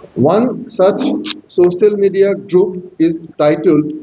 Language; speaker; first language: English; non-native, local second language; Assamese